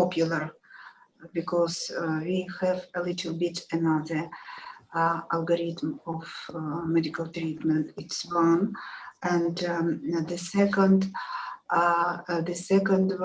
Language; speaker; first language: English; non-native, learner; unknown